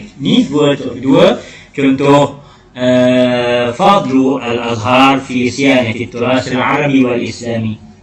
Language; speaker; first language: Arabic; non-native, fluent; Malay